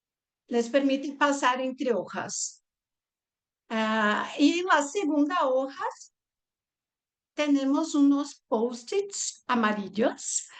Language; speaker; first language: Spanish; non-native, fluent; Portuguese